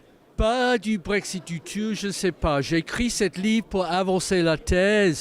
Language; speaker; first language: French; non-native, fluent; English